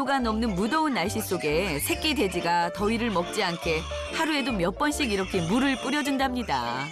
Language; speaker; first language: Korean; native; Korean